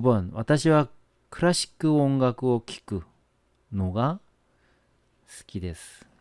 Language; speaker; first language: Japanese; non-native, fluent; Korean